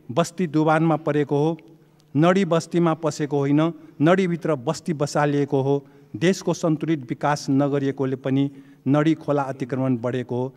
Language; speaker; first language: Nepali; non-native, local second language; Newari